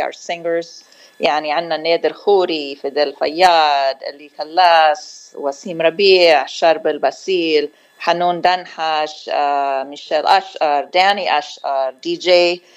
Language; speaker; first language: Arabic; early bilingual, heritage; Arabic